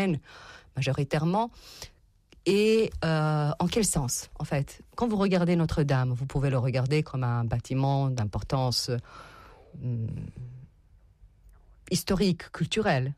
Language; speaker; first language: French; non-native, fluent; Serbian